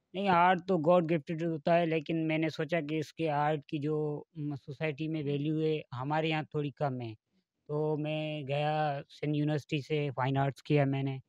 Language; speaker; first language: Urdu; non-native, local second language; Sindhi